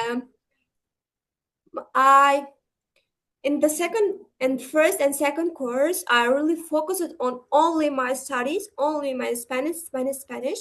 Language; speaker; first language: English; non-native, learner; Uzbek